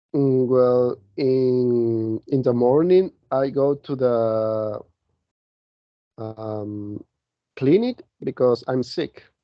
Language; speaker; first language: English; non-native, learner; Spanish